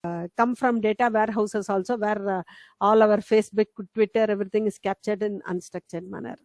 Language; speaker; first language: English; non-native, local second language; Tamil